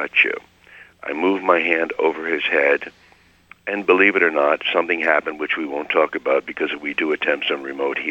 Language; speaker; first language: English; native; English